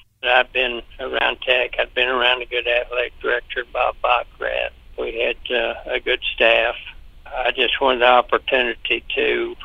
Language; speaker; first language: English; native; English